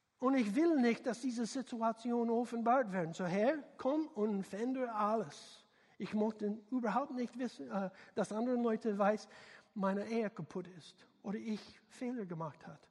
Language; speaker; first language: German; non-native, learner; English